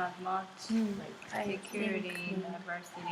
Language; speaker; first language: English; non-native, learner; Korean